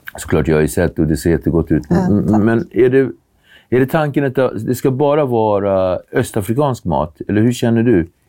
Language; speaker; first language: Swedish; early bilingual, other home language; Kabuverdianu